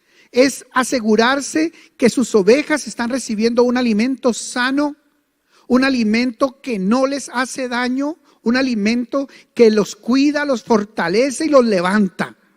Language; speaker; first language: Spanish; native; Spanish